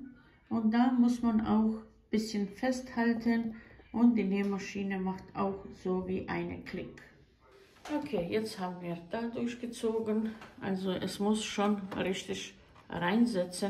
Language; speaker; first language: German; non-native, fluent; Croatian